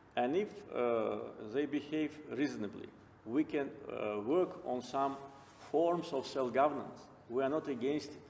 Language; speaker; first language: English; non-native, fluent; Azerbaijani